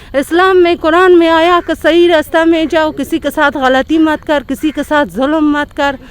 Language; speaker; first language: Hindi; non-native, learner; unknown